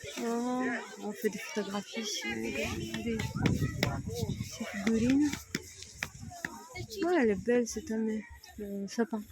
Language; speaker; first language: French; non-native, fluent; Russian